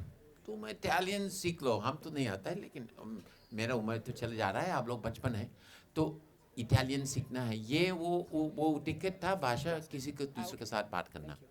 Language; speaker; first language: Hindi; non-native, fluent; English